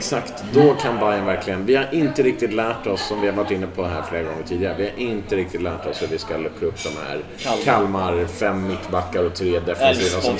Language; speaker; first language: Swedish; native; Swedish